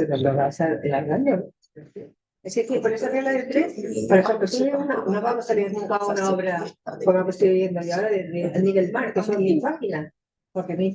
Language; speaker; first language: Spanish; native; Spanish